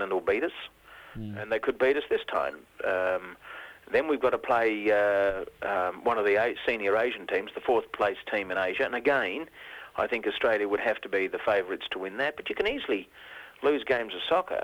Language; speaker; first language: English; native; English